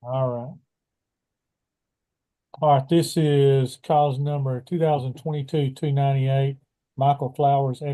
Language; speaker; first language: English; native; English